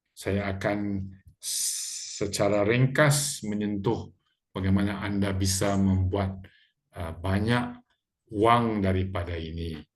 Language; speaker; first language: Malay; native; Malay